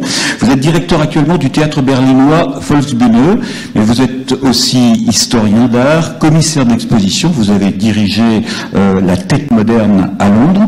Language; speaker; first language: French; native; French